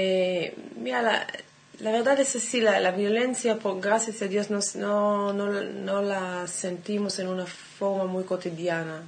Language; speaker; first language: Spanish; non-native, fluent; Hebrew